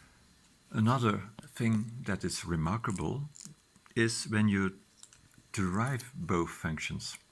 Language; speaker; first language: English; non-native, fluent; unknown